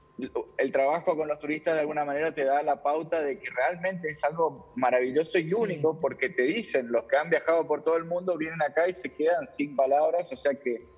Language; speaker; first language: Spanish; native; Spanish